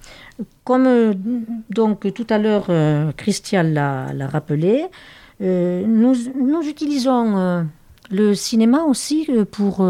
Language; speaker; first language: French; native; French